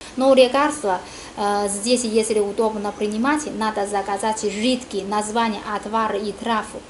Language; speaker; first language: Russian; non-native, learner; Chinese